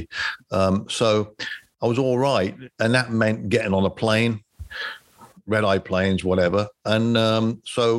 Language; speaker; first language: English; native; English